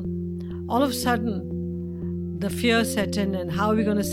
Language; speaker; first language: English; non-native, local second language; Tamil